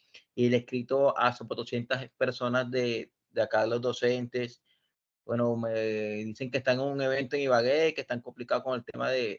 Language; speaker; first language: Spanish; native; Spanish